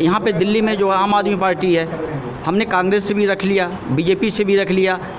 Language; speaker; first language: Hindi; native; Hindi